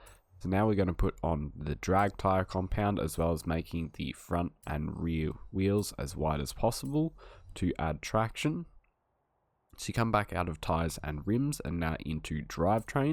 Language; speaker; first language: English; native; English